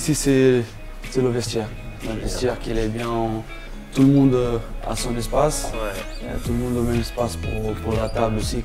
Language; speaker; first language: French; non-native, fluent; Portuguese